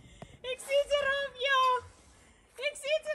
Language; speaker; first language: Dutch; non-native, fluent; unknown